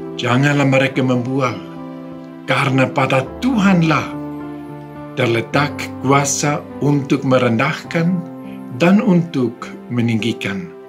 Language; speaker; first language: Indonesian; non-native, fluent; Swiss German